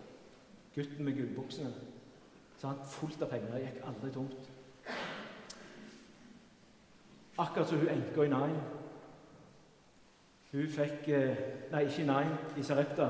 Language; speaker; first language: Norwegian; native; Norwegian